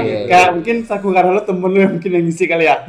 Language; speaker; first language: Indonesian; native; Indonesian